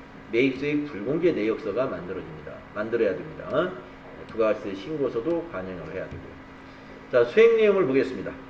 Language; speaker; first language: Korean; native; Korean